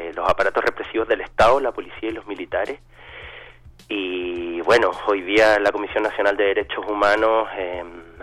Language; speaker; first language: Spanish; native; Spanish